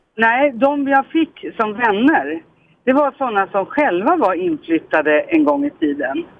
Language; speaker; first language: Swedish; native; Swedish